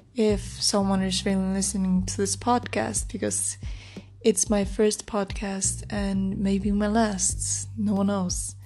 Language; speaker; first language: English; non-native, fluent; Icelandic